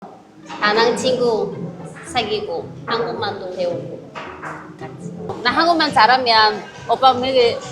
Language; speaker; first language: Korean; non-native, learner; Vietnamese